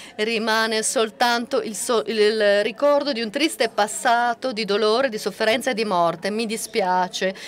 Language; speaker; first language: Italian; non-native, fluent; Portuguese